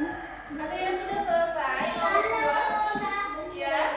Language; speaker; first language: Indonesian; native; Indonesian